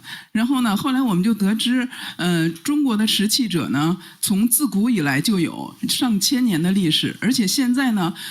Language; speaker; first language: Chinese; native; Chinese